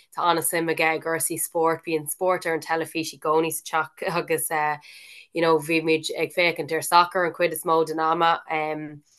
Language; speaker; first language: Irish; non-native, local second language; English